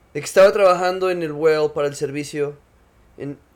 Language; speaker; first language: Spanish; native; Spanish